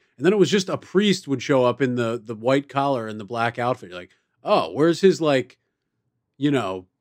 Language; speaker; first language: English; native; English